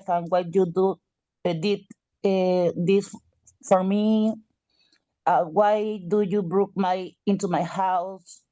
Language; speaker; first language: English; non-native, learner; Spanish